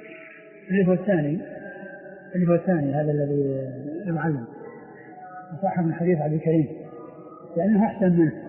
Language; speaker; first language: Arabic; native; Arabic